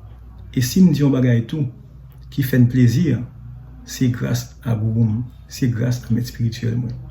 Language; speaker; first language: French; non-native, learner; Haitian Creole